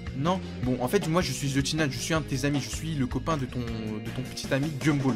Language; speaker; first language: French; native; French